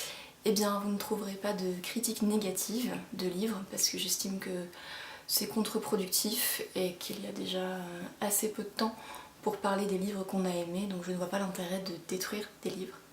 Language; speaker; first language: French; native; French